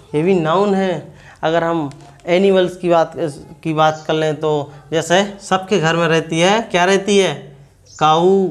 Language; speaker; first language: Hindi; native; Hindi